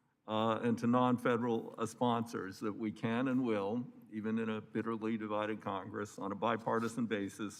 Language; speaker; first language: English; native; English